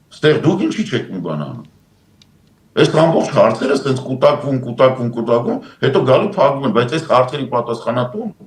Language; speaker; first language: Armenian; native; Armenian